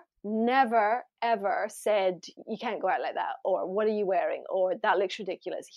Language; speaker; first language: English; native; English